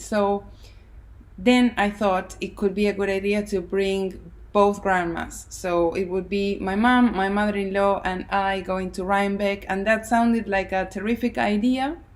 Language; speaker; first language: English; non-native, fluent; Spanish